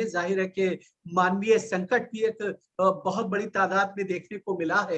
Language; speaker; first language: Hindi; native; Hindi